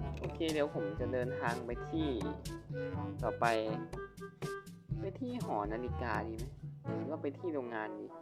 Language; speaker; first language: Thai; native; Thai